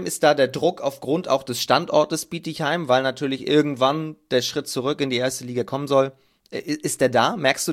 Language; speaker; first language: German; native; German